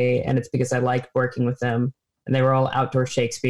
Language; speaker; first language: English; native; English